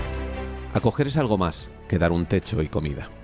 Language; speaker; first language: Spanish; native; Spanish